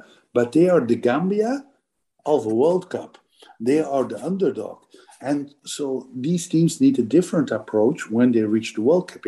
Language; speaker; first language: English; non-native, fluent; Dutch